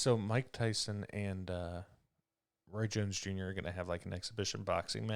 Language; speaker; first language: English; native; English